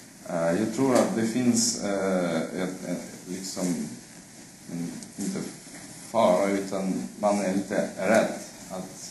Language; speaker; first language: Swedish; non-native, fluent; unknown